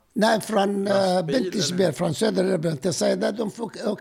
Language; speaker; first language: Swedish; non-native, fluent; Arabic